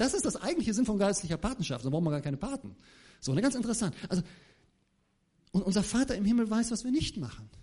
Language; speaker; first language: German; native; German